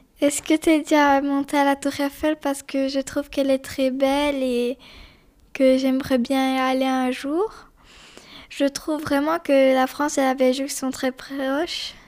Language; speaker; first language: French; early bilingual, other home language; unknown